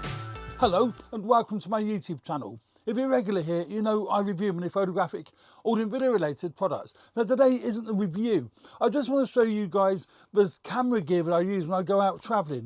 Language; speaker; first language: English; native; English